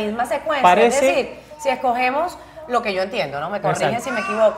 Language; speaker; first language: Spanish; native; Spanish